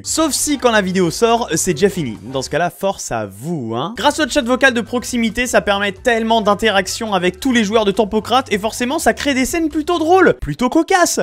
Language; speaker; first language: French; native; French